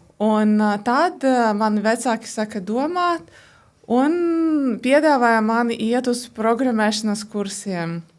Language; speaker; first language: Latvian; non-native, local second language; Russian